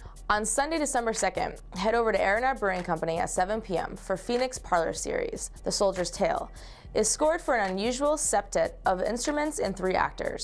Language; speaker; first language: English; native; English